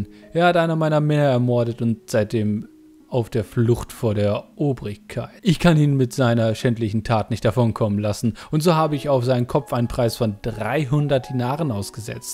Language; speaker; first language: German; native; German